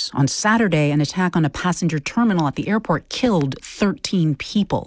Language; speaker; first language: English; native; English